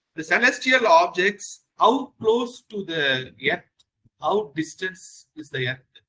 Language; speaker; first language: English; non-native, local second language; Tamil